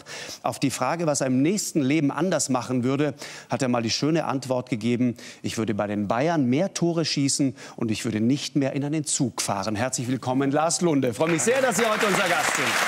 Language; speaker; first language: German; native; German